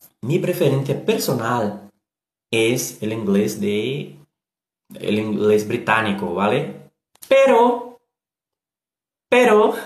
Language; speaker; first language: Spanish; non-native, learner; Portuguese